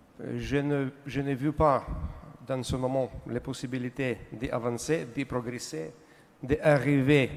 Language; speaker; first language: French; non-native, learner; Russian